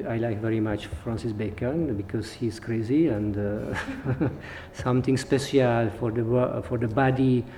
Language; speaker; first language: English; non-native, learner; Hungarian